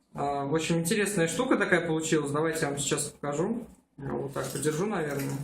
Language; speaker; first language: Russian; native; Russian